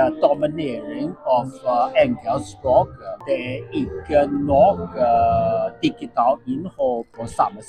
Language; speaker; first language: Norwegian; non-native, learner; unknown